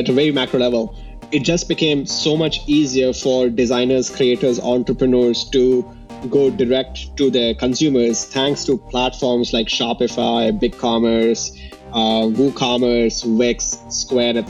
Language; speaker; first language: English; non-native, local second language; Hindi